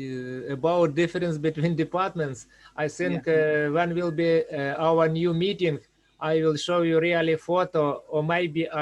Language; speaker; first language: English; non-native, learner; Ukrainian